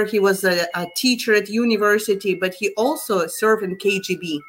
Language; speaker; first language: English; non-native, fluent; Russian